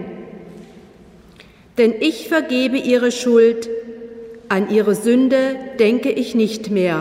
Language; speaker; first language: German; native; German